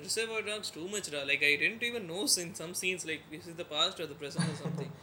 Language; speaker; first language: English; non-native, local second language; Tamil